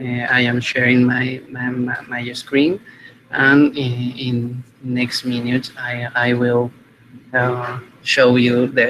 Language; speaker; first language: English; non-native, fluent; Spanish